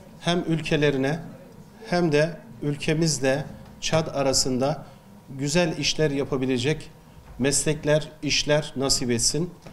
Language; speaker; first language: Turkish; native; Turkish